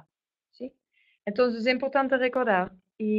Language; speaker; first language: Spanish; non-native, fluent; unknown